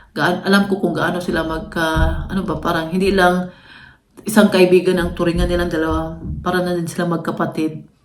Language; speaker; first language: Filipino; non-native, local second language; Cebuano